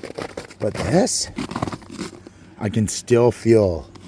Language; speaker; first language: English; native; English